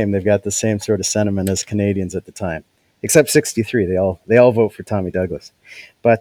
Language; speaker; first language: English; native; English